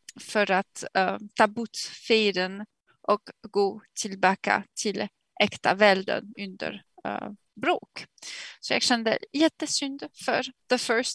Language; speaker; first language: Swedish; non-native, fluent; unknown